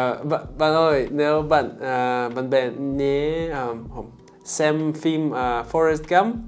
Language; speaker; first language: Vietnamese; non-native, learner; English